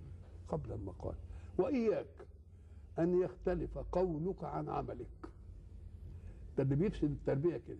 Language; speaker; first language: Arabic; native; Arabic